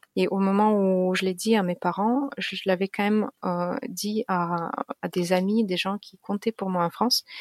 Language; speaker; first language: French; non-native, fluent; Russian